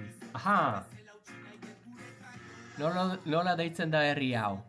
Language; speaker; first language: Basque; non-native, learner; English